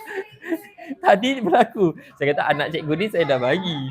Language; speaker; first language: Malay; native; Malay